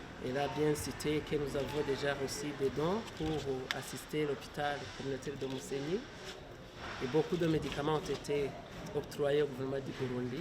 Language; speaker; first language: French; non-native, local second language; Rundi